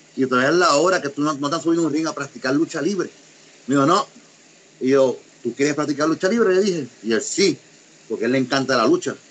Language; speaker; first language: Spanish; native; Spanish